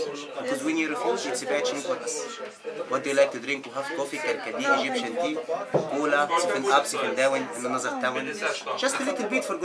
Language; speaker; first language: English; non-native, learner; Arabic